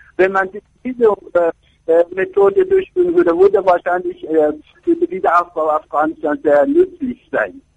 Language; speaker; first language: German; non-native, fluent; Persian